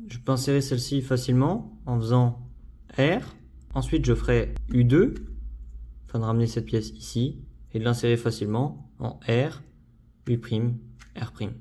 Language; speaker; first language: French; native; French